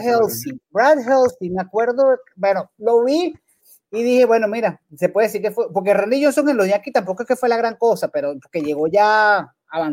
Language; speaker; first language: Spanish; native; Spanish